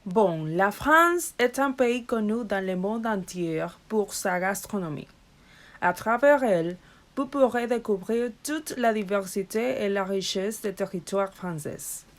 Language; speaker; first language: French; non-native, learner; Spanish